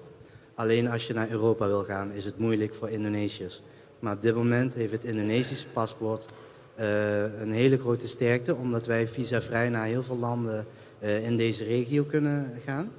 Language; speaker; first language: Dutch; early bilingual, other home language; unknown